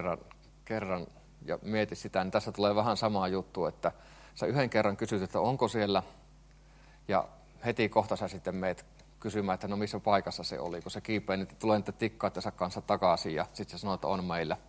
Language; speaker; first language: Finnish; native; Finnish